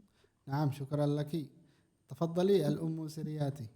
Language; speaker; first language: Arabic; non-native, fluent; Indonesian